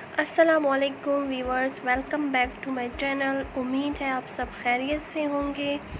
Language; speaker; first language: Urdu; non-native, local second language; Baluchi